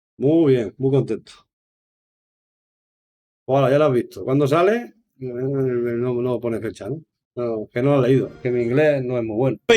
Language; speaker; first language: Spanish; native; Spanish